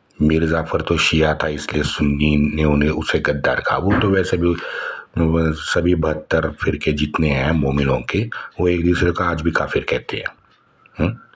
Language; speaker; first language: Hindi; non-native, local second language; Marathi